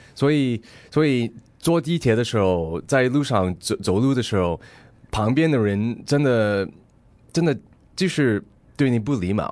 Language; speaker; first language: Chinese; early bilingual, heritage; Chinese